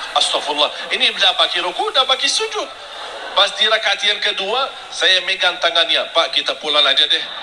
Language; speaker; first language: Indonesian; non-native, fluent; Arabic